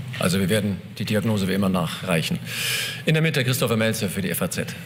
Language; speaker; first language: German; native; German